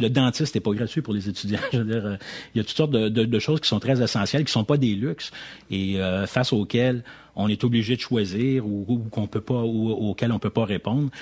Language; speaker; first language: French; native; French